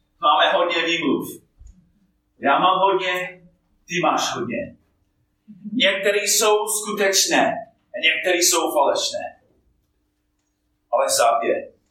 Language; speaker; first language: Czech; non-native, fluent; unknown